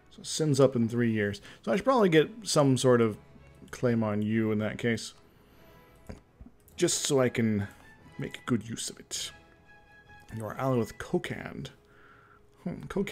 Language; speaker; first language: English; native; English